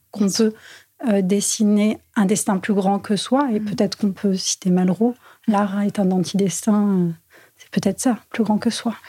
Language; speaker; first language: French; native; French